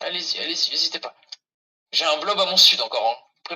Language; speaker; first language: French; native; French